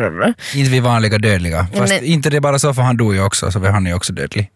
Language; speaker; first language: Swedish; native; Swedish